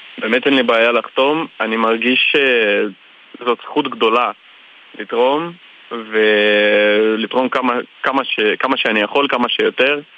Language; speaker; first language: Hebrew; non-native, fluent; Russian